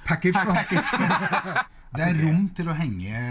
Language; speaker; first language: Norwegian; native; Norwegian